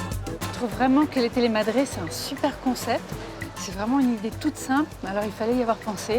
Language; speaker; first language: French; native; French